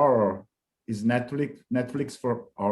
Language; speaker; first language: English; non-native, learner; Italian